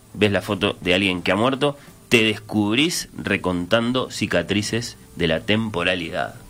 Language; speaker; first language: Spanish; native; Spanish